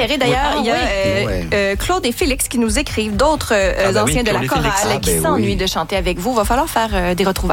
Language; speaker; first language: French; native; French